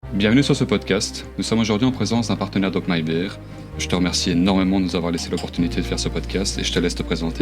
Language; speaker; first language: French; native; French